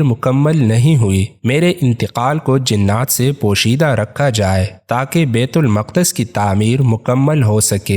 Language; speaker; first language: Urdu; native; Urdu